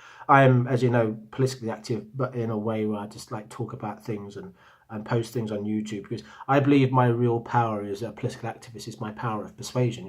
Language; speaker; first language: English; native; English